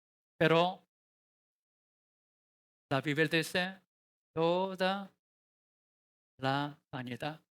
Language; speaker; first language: Spanish; non-native, learner; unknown